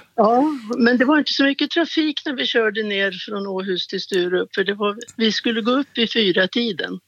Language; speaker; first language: Swedish; native; Swedish